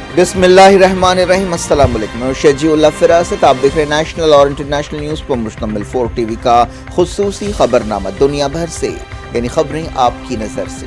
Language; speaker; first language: Urdu; native; Urdu